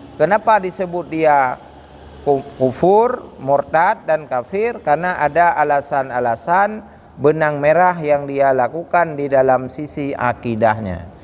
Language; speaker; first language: Malay; non-native, local second language; Achinese